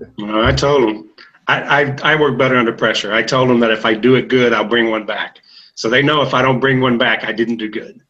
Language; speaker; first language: English; native; English